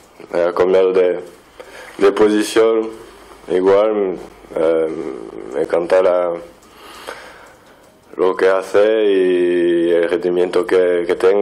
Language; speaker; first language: Spanish; non-native, fluent; French